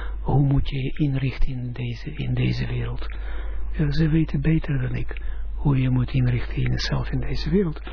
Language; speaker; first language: Dutch; non-native, fluent; Russian